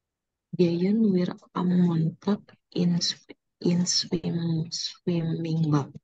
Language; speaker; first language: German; non-native, learner; Indonesian